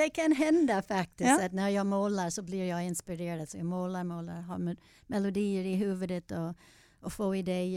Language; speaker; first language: Swedish; non-native, fluent; English